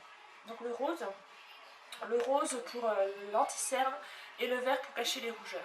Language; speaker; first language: French; native; French